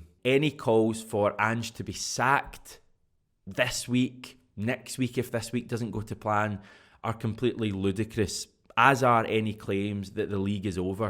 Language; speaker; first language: English; native; English